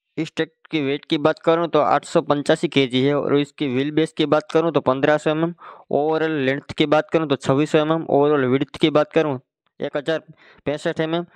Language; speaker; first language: Hindi; non-native, local second language; Gujarati